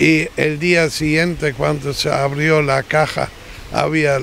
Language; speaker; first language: Spanish; non-native, fluent; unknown